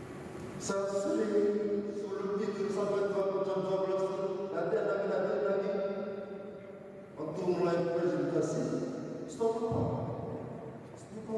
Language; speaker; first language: Indonesian; non-native, learner; Korean